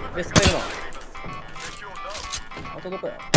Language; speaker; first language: Japanese; native; Japanese